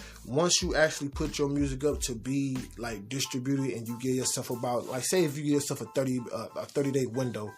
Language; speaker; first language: English; native; English